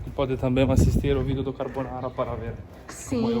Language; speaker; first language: Portuguese; non-native, learner; Italian